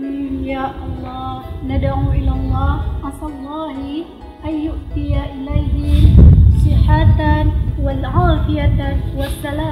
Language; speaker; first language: Arabic; non-native, learner; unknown